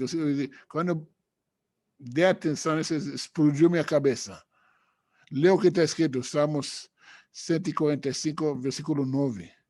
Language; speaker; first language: Portuguese; non-native, fluent; Hebrew